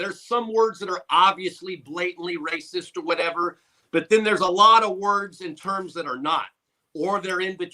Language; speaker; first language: English; native; English